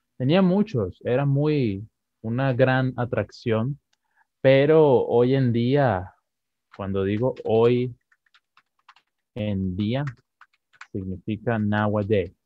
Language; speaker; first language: Spanish; native; Spanish